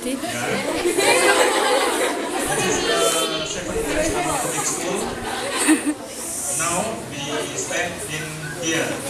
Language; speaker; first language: English; non-native, learner; Indonesian